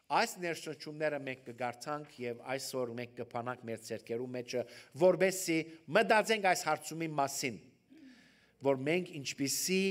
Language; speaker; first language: Armenian; early bilingual, heritage; Armenian